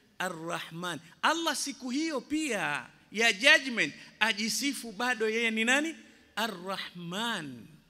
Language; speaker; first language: Swahili; native; Swahili